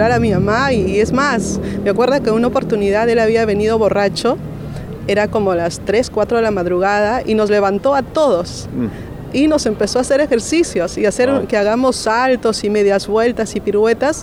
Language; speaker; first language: Spanish; native; Spanish